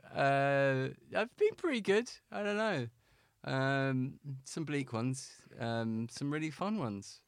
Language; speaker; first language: English; native; English